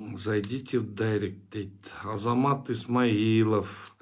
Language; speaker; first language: Russian; non-native, local second language; Kyrgyz